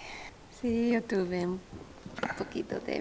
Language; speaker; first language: Spanish; non-native, learner; English